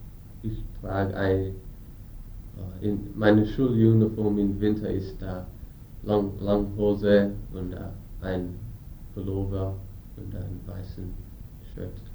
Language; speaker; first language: German; non-native, learner; English